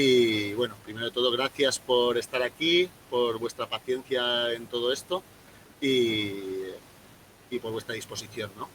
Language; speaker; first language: Spanish; native; Spanish